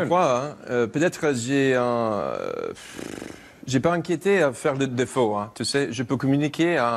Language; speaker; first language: French; non-native, learner; English